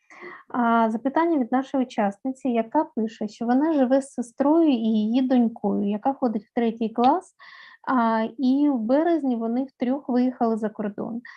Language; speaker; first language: Ukrainian; native; Ukrainian